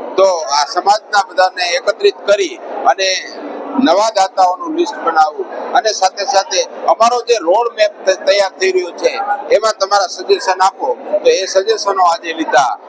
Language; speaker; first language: Gujarati; native; Gujarati